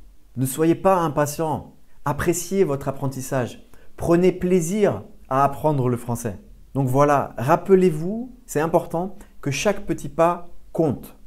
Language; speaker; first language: French; native; French